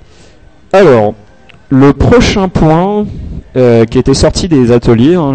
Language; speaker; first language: French; native; French